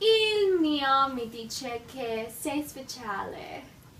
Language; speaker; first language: Italian; non-native, learner; English